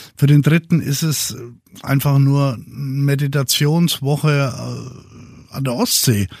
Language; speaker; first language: German; native; German